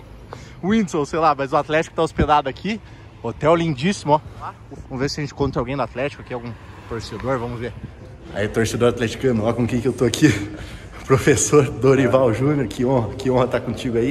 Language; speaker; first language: Portuguese; native; Portuguese